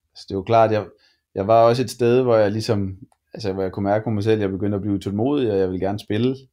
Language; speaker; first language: Danish; native; Danish